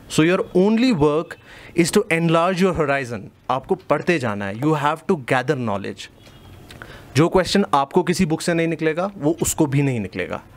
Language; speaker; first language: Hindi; non-native, local second language; Kashmiri